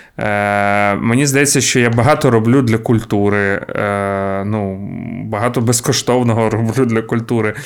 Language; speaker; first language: Ukrainian; non-native, local second language; Russian